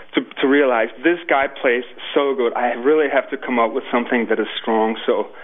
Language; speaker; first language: English; non-native, fluent; Danish